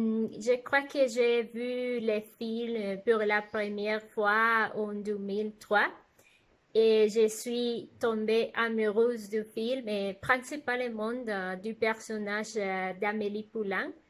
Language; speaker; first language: French; non-native, fluent; Spanish